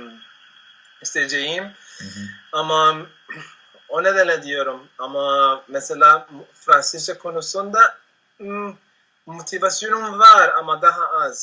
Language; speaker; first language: Turkish; non-native, learner; Spanish